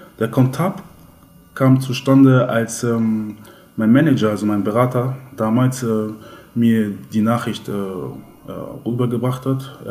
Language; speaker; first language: German; early bilingual, other home language; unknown